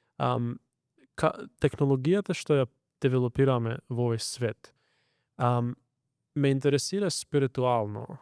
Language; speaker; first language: Macedonian; early bilingual, heritage; Macedonian